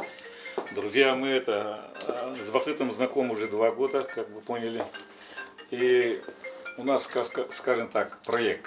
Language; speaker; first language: Russian; non-native, local second language; Yakut